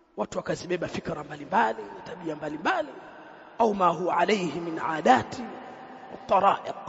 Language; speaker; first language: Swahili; native; Swahili